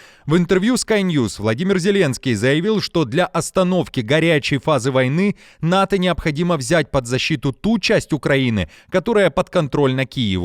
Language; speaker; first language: Russian; native; Russian